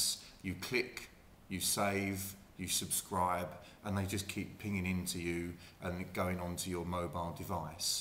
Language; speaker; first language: English; native; English